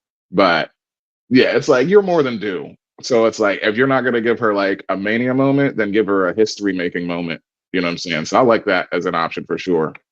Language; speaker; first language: English; native; English